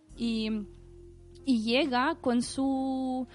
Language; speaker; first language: Spanish; non-native, fluent; Russian